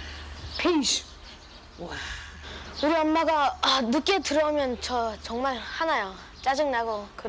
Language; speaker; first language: Korean; early bilingual, heritage; Korean